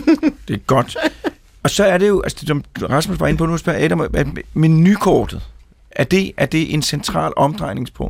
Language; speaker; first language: Danish; native; Danish